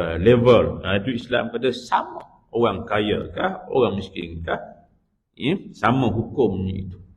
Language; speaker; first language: Malay; native; Malay